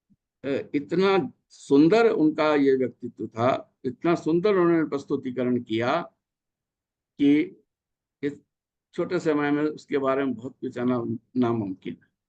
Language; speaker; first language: Hindi; native; Hindi